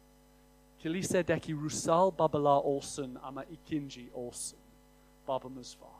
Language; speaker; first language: Turkish; non-native, fluent; English